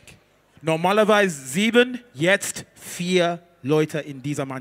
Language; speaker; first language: German; non-native, learner; English